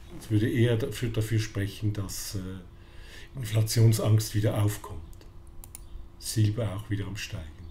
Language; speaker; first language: German; native; German